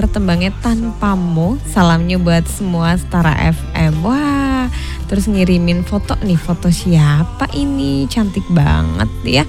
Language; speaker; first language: Indonesian; non-native, local second language; Javanese